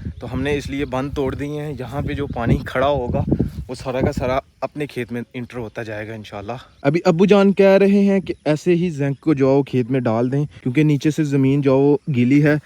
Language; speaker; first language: Urdu; non-native, local second language; Punjabi